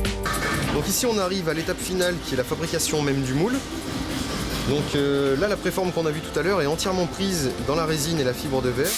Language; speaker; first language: French; native; French